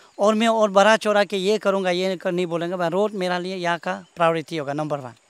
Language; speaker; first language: Hindi; non-native, local second language; Nyishi